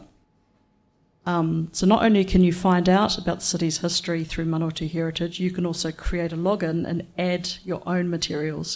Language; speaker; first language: English; native; English